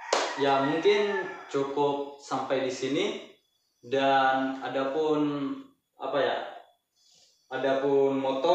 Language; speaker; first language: Indonesian; native; Indonesian